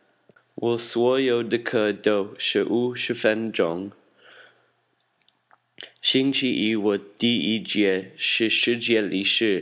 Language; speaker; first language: Chinese; non-native, learner; English